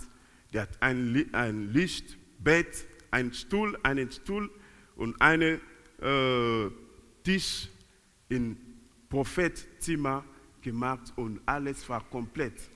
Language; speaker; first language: German; non-native, learner; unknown